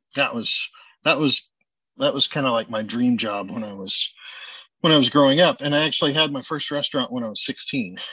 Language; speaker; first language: English; native; English